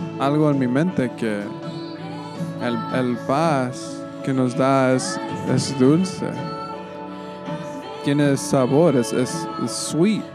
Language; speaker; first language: Spanish; non-native, learner; English